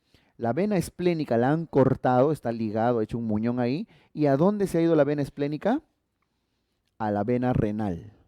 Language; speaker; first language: Spanish; native; Spanish